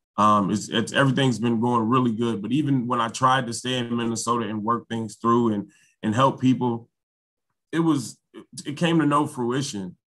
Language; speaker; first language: English; native; English